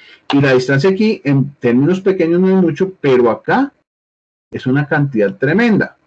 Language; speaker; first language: Spanish; native; Spanish